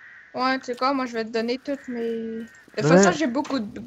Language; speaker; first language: French; native; French